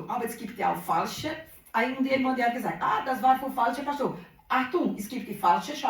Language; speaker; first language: German; non-native, learner; Portuguese